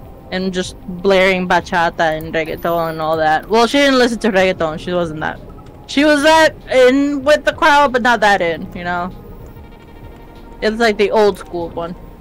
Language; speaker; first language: English; early bilingual, other home language; Spanish